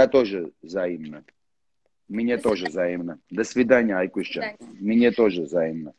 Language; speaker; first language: Russian; non-native, learner; Armenian